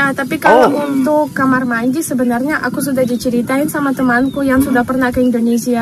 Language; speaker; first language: Indonesian; non-native, fluent; Russian